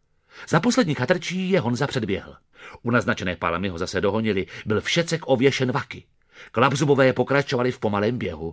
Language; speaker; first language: Czech; native; Czech